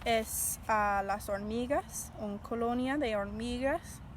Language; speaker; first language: Spanish; non-native, learner; English